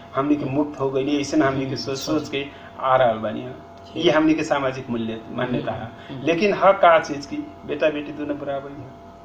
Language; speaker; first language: Bhojpuri; non-native, local second language; Nepali